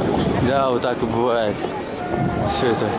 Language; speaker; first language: Russian; native; Russian